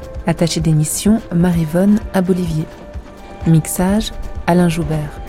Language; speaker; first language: French; native; French